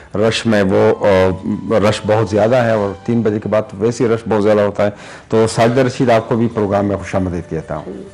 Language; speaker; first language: Urdu; non-native, local second language; Pashto